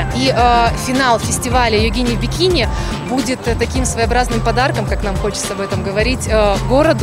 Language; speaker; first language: Russian; native; Russian